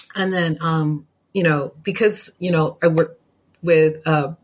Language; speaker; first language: English; native; English